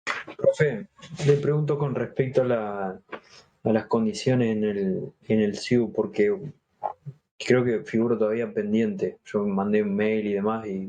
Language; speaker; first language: Spanish; native; Spanish